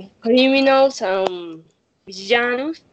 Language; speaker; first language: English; non-native, learner; Spanish